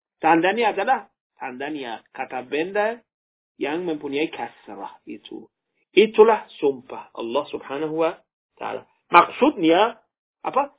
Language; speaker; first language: Indonesian; non-native, fluent; Persian